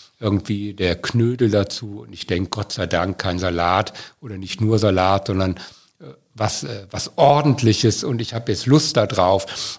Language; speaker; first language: German; native; German